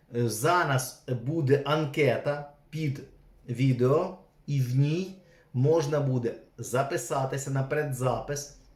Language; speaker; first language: Ukrainian; non-native, local second language; Russian